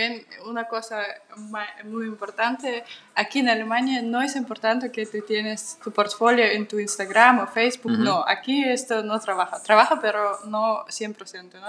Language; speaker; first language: Spanish; non-native, fluent; Russian